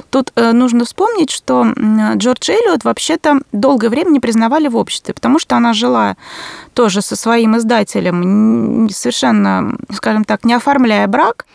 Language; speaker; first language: Russian; native; Russian